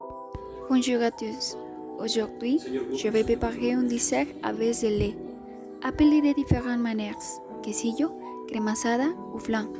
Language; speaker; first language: French; non-native, learner; Spanish